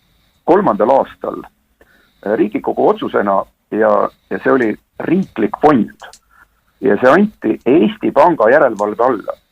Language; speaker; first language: Estonian; native; Estonian